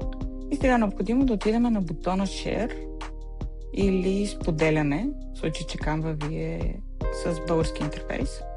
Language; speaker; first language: Bulgarian; native; Bulgarian